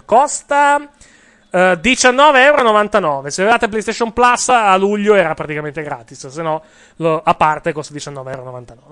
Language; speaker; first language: Italian; native; Italian